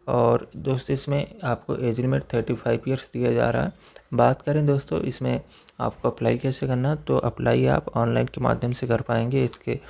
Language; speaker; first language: Hindi; native; Hindi